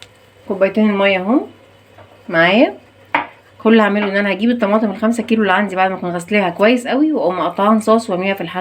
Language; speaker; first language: Arabic; native; Arabic